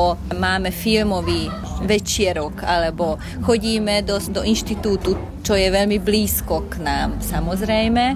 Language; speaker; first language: Slovak; non-native, local second language; Hungarian